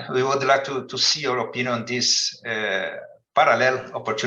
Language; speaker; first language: English; non-native, fluent; Portuguese